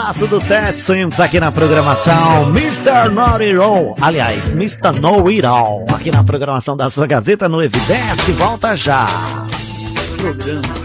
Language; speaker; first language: Portuguese; native; Portuguese